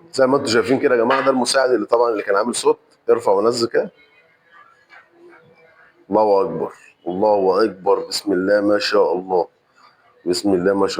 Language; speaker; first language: Arabic; native; Arabic